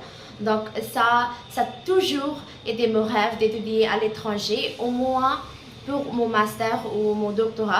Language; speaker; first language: French; non-native, learner; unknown